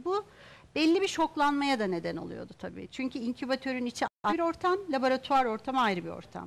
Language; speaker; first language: Turkish; native; Turkish